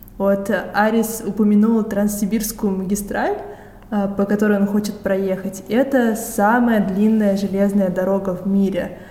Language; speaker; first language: Russian; native; Russian